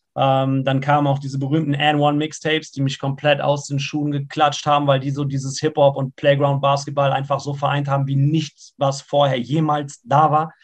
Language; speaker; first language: German; native; German